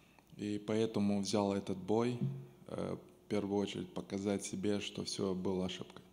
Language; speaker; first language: Russian; non-native, local second language; Romanian